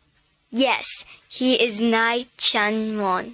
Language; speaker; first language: English; non-native, learner; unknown